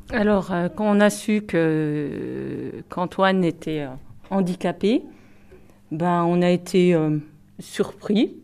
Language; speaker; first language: French; native; French